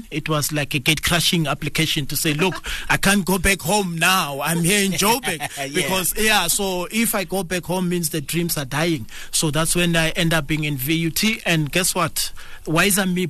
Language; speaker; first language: English; non-native, local second language; Tsonga